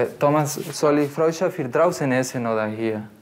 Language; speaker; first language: German; non-native, learner; Spanish